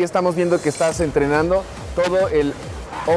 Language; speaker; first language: Spanish; native; Spanish